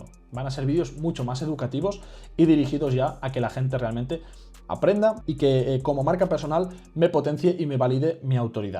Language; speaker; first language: Spanish; native; Spanish